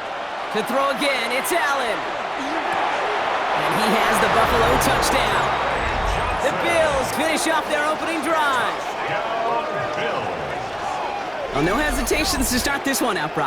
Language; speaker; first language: English; native; English